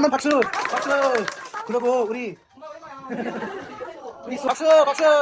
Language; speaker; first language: Korean; non-native, fluent; Nepali